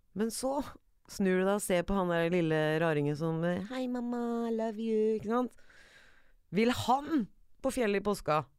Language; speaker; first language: Norwegian; early bilingual, other home language; Persian